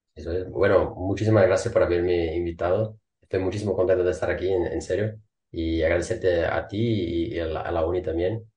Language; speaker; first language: Spanish; non-native, fluent; Portuguese